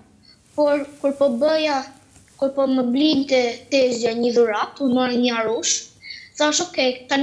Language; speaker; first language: Albanian; early bilingual, heritage; Albanian